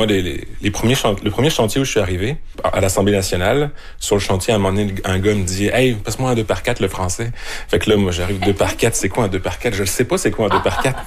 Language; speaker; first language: French; native; French